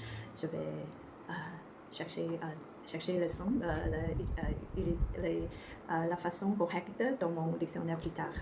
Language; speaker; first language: French; non-native, learner; Chinese